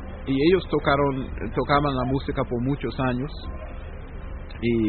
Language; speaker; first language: Spanish; non-native, fluent; English